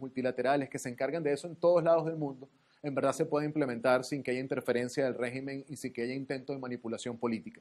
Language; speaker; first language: Spanish; native; Spanish